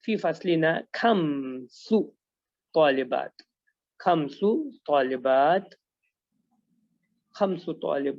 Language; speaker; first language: Arabic; non-native, fluent; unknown